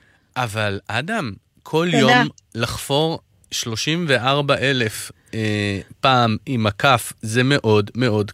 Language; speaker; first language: Hebrew; native; Hebrew